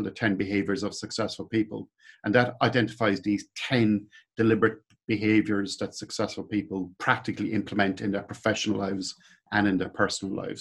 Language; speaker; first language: English; native; English